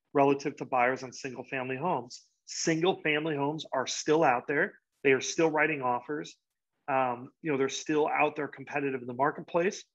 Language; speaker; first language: English; native; English